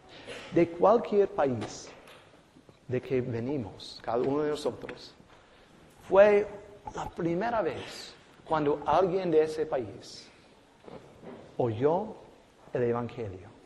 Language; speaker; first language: Spanish; non-native, fluent; English